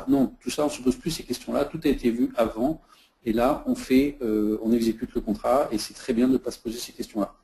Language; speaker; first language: French; native; French